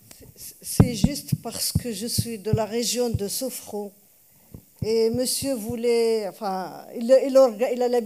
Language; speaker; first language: French; non-native, local second language; Arabic